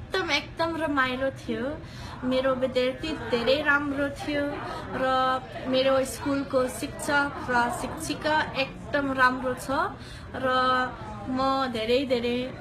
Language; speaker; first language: Nepali; non-native, learner; English